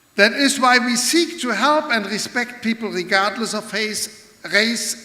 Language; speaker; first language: English; non-native, fluent; German